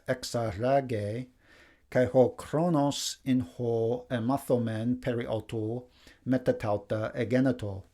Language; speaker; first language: Greek; non-native, fluent; English